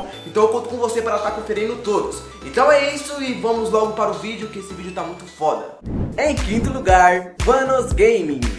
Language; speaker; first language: Portuguese; native; Portuguese